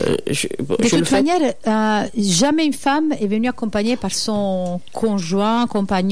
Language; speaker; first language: French; native; French